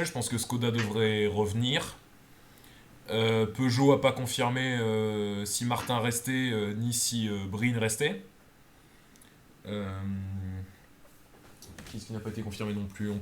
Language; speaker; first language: French; native; French